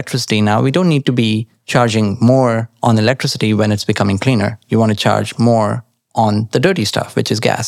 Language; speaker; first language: English; non-native, local second language; Marathi